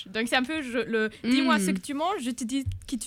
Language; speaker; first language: French; non-native, fluent; German